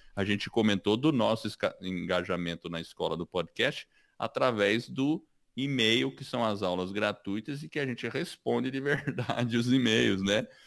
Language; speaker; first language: Portuguese; early bilingual, other home language; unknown